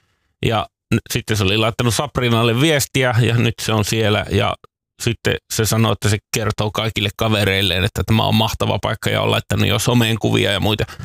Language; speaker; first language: Finnish; native; Finnish